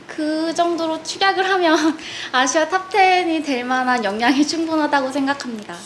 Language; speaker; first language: Korean; native; Korean